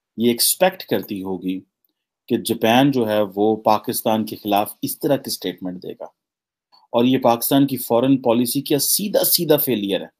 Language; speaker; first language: Urdu; native; Urdu